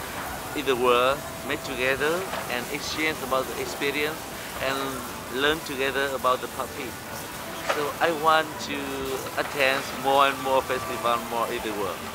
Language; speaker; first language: English; non-native, learner; Vietnamese